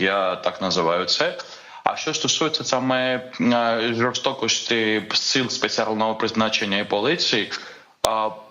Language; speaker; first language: Ukrainian; non-native, fluent; Georgian